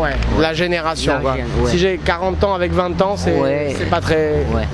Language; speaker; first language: French; native; French